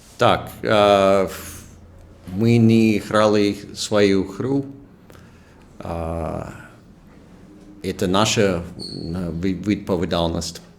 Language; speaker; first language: Ukrainian; non-native, local second language; Russian